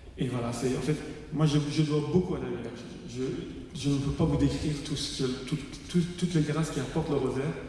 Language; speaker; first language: French; non-native, fluent; Persian